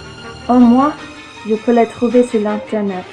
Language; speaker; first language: French; non-native, learner; English